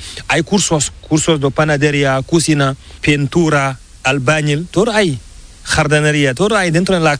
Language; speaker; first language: Spanish; non-native, learner; Fula